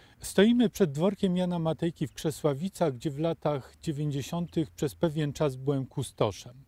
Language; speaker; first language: Polish; native; Polish